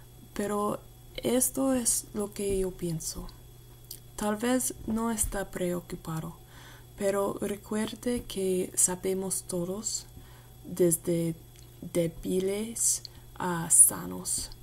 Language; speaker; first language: Spanish; non-native, learner; English